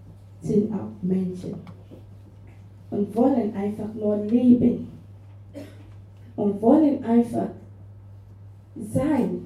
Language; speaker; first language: German; non-native, fluent; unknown